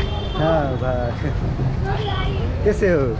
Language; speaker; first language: Hindi; non-native, learner; Nepali